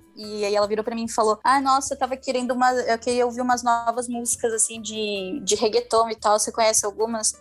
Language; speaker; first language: Portuguese; non-native, local second language; Spanish